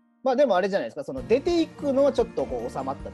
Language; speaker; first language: Japanese; native; Japanese